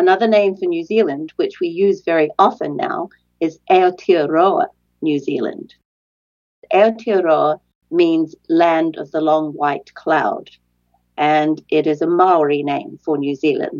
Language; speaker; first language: English; native; English